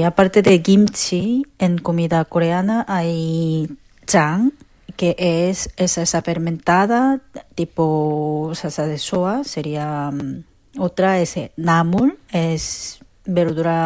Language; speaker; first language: Spanish; non-native, fluent; Korean